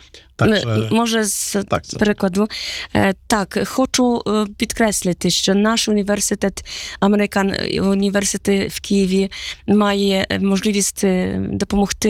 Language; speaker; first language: Polish; non-native, learner; Ukrainian